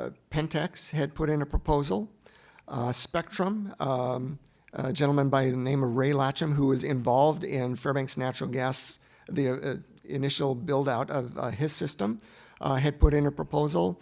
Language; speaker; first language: English; native; English